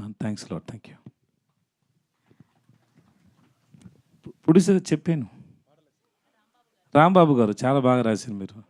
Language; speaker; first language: Telugu; non-native, learner; Tamil